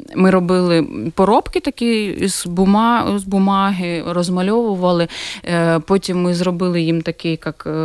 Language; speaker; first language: Ukrainian; native; Ukrainian